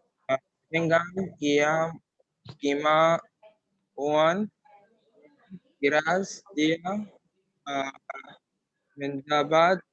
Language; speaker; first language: Indonesian; non-native, learner; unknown